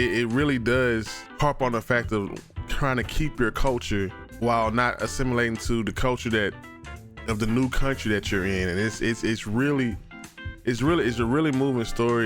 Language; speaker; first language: English; native; English